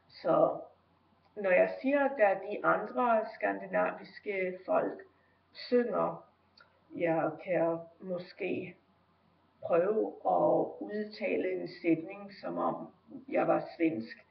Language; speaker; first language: Danish; early bilingual, heritage; Danish